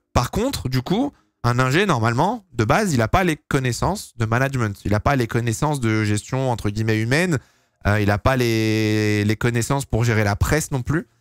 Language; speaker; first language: French; native; French